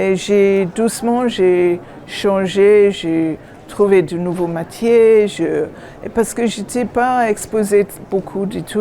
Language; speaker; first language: French; non-native, learner; English